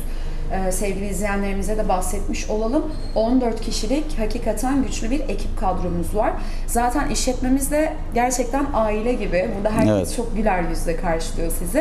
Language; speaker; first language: Turkish; native; Turkish